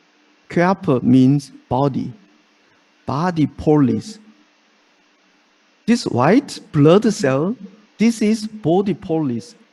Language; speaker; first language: English; non-native, fluent; Korean